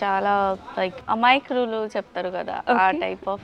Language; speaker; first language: Telugu; non-native, learner; Bangla